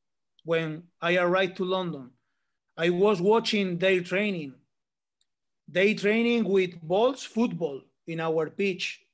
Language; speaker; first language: English; non-native, learner; Spanish